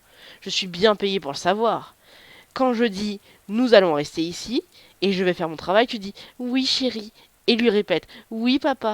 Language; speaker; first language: French; native; French